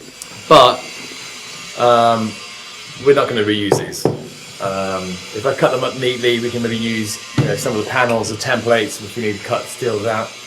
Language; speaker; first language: English; native; English